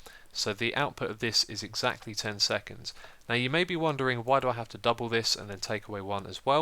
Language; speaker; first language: English; native; English